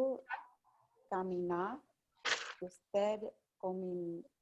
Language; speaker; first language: Spanish; non-native, learner; English